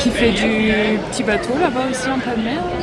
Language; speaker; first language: French; native; French